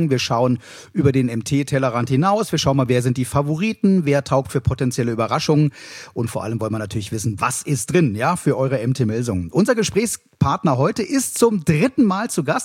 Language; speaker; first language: German; native; German